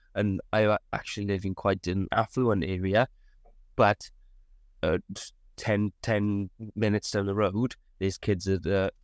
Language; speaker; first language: English; native; English